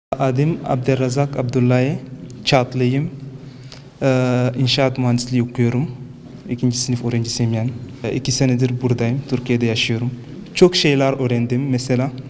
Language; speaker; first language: Turkish; non-native, fluent; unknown